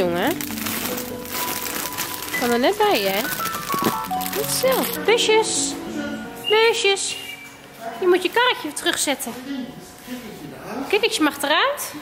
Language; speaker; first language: Dutch; native; Dutch